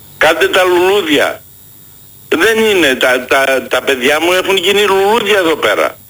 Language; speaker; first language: Greek; early bilingual, heritage; Greek